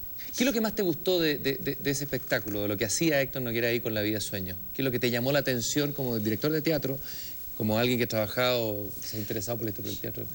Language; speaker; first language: Spanish; native; Spanish